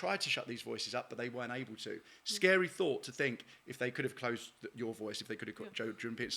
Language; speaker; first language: English; native; English